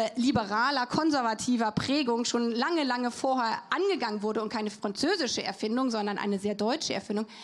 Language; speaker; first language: German; native; German